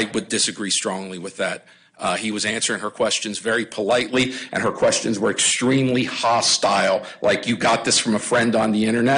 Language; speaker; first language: English; native; English